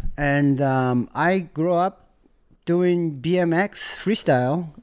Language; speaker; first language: English; non-native, learner; Japanese